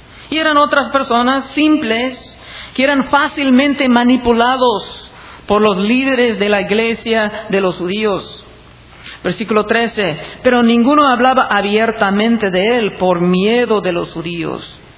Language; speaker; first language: Spanish; non-native, fluent; English